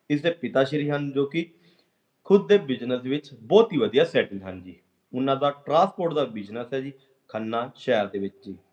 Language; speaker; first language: Hindi; non-native, local second language; Punjabi